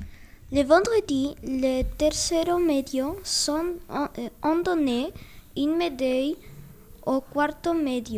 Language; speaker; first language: French; non-native, learner; Spanish